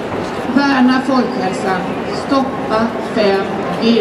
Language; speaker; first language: Swedish; native; Swedish